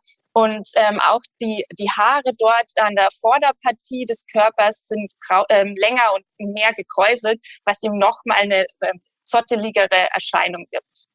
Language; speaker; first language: German; native; German